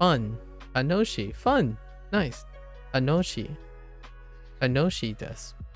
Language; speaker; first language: Japanese; non-native, learner; English